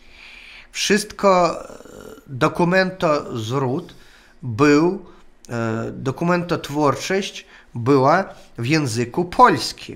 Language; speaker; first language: Polish; non-native, learner; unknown